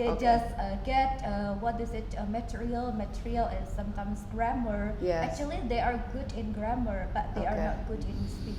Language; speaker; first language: English; non-native, learner; Indonesian